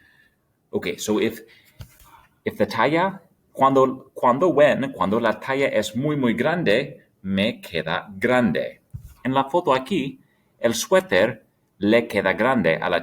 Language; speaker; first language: Spanish; non-native, fluent; English